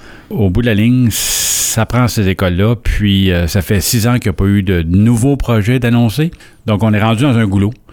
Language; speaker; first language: French; native; French